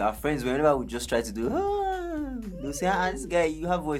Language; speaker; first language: English; non-native, local second language; Yoruba